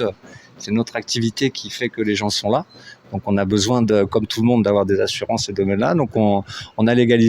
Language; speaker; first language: French; native; French